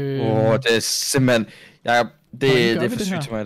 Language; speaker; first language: Danish; native; Danish